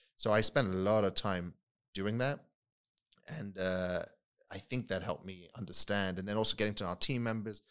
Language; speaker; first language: English; native; English